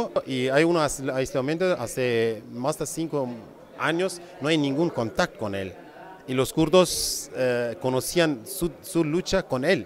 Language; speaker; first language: Spanish; non-native, fluent; Kurdish